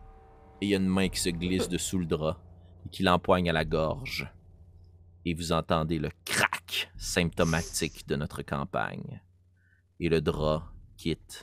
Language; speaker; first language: French; native; French